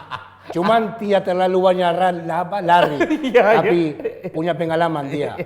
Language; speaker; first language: Indonesian; non-native, fluent; Spanish